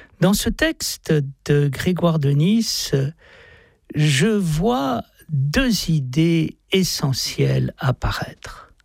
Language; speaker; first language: French; native; French